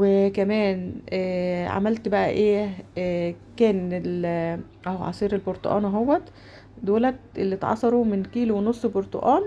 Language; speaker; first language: Arabic; native; Arabic